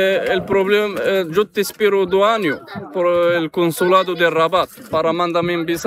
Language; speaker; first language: Spanish; non-native, learner; Arabic